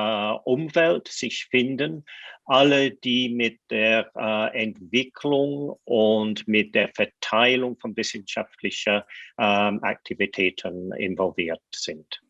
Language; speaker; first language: German; non-native, fluent; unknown